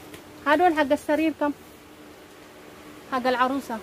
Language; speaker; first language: Arabic; non-native, fluent; Amharic